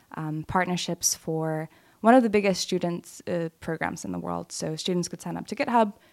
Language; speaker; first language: English; non-native, fluent; Lithuanian